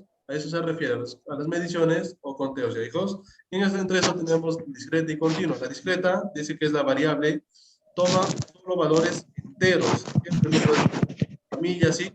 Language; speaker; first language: Spanish; native; Spanish